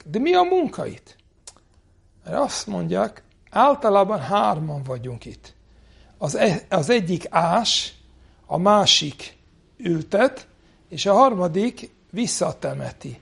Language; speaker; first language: Hungarian; non-native, fluent; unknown